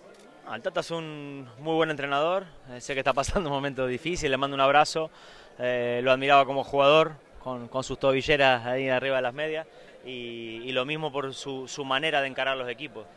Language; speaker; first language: Spanish; native; Spanish